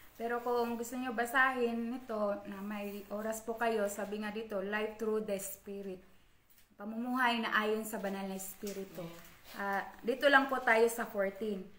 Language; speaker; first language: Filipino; non-native, local second language; Cebuano